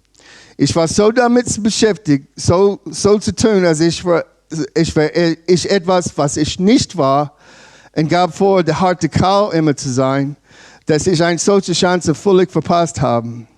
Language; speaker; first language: German; non-native, learner; English